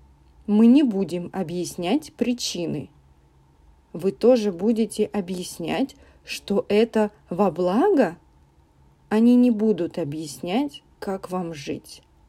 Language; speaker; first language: Russian; non-native, learner; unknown